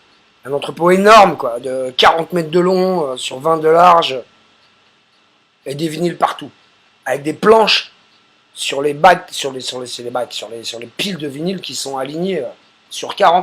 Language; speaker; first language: French; native; French